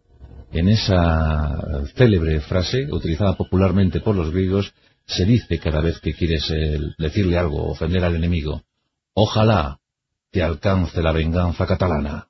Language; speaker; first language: Spanish; native; Spanish